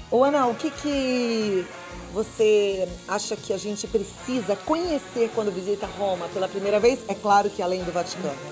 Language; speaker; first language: Portuguese; native; Portuguese